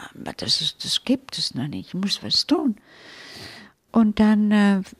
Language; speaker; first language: German; non-native, fluent; Italian